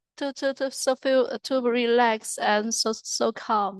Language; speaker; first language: English; non-native, learner; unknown